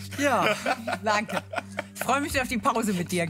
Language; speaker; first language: German; native; German